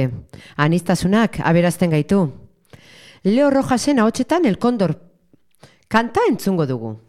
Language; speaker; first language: Basque; native; Basque